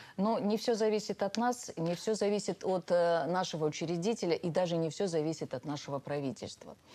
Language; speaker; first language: Russian; native; Russian